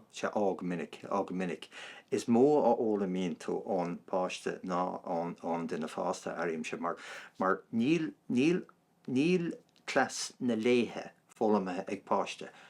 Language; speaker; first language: Irish; non-native, local second language; English